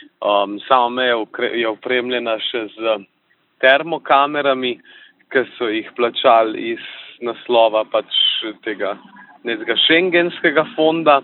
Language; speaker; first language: Slovenian; native; Slovenian